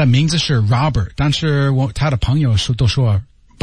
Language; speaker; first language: Chinese; non-native, learner; English